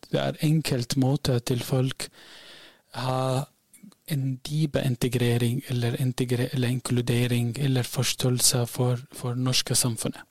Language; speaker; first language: Norwegian; non-native, learner; Arabic